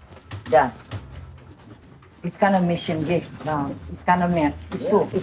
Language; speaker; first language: German; non-native, learner; Indonesian